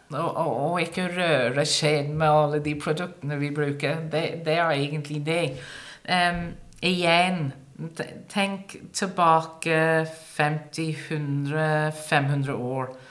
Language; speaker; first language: Norwegian; non-native, fluent; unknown